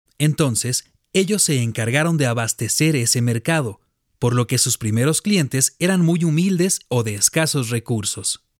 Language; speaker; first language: Spanish; native; Spanish